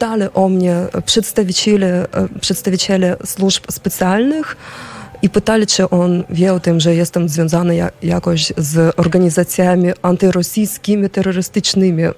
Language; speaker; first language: Polish; non-native, fluent; Ukrainian